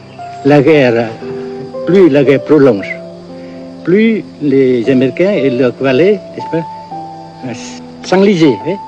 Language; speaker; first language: French; non-native, local second language; Vietnamese